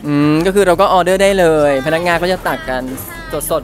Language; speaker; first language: Thai; native; Thai